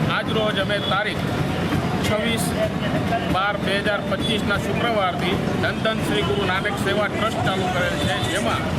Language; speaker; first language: Gujarati; non-native, local second language; Sindhi